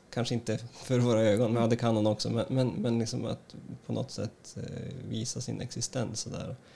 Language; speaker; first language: Swedish; native; Swedish